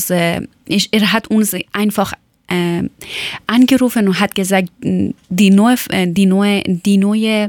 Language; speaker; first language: German; non-native, learner; Persian